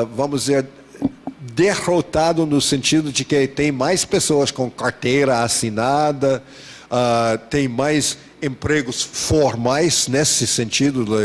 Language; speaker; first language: Portuguese; non-native, fluent; English